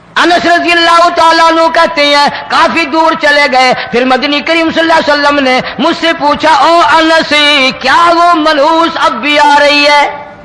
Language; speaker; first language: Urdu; non-native, local second language; Saraiki